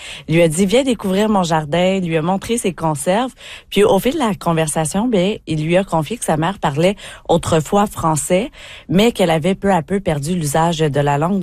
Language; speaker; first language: French; native; French